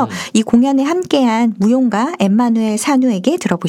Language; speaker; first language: Korean; native; Korean